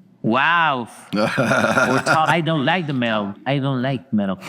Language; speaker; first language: English; non-native, learner; Spanish